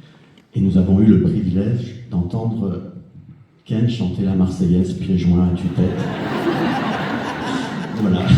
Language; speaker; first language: French; native; French